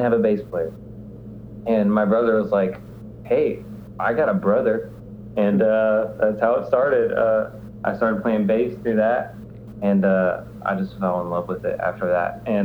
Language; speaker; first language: English; native; English